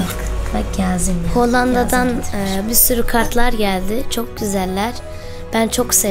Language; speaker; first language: Turkish; early bilingual, other home language; Arabic